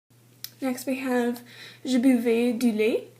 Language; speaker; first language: French; non-native, learner; English